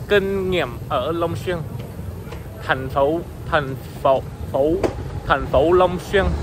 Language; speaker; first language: Vietnamese; non-native, learner; English